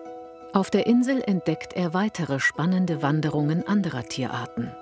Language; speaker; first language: German; native; German